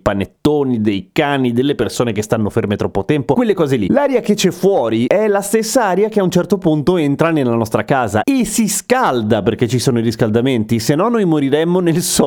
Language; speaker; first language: Italian; native; Italian